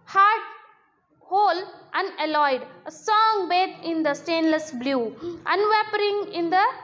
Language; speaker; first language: English; non-native, local second language; Kannada